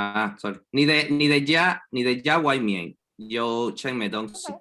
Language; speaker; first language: Chinese; non-native, learner; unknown